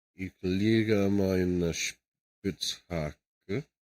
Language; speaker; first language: German; non-native, learner; English